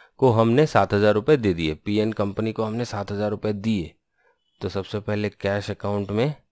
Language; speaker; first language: Hindi; non-native, local second language; Bangla